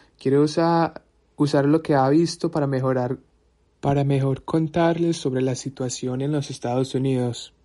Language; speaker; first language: Spanish; early bilingual, heritage; Spanish